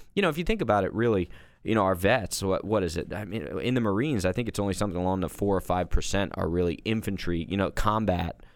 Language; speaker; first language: English; native; English